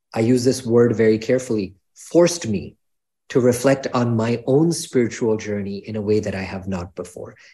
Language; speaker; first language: English; native; English